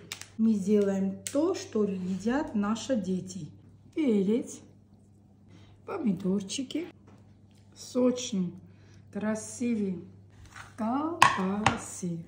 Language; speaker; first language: Russian; non-native, local second language; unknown